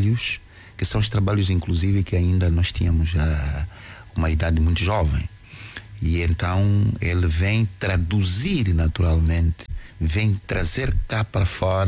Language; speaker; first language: Portuguese; non-native, local second language; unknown